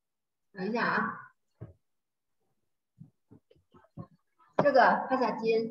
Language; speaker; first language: Chinese; non-native, fluent; Thai